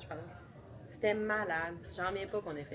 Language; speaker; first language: French; native; French